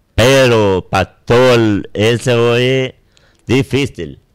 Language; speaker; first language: Spanish; native; Spanish